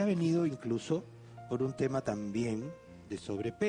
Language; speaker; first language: Spanish; native; Spanish